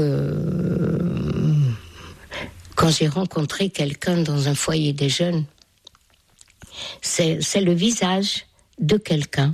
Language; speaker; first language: French; non-native, fluent; Hungarian